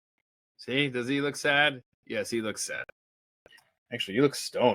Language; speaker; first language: English; native; English